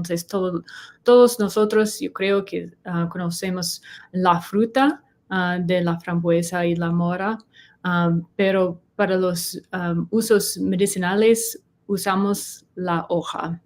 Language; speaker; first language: Spanish; non-native, learner; English